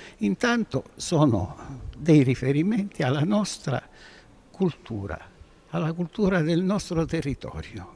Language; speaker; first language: Italian; native; Italian